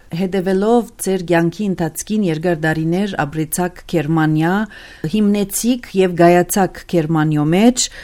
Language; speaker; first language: Armenian; early bilingual, heritage; Armenian